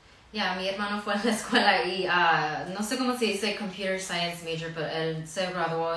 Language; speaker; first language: Spanish; early bilingual, heritage; Spanish